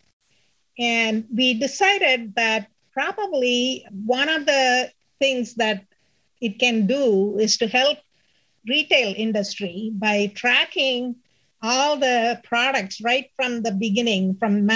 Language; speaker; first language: English; non-native, local second language; Tamil